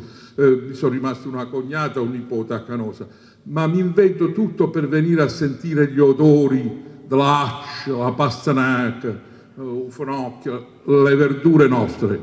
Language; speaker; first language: Italian; native; Italian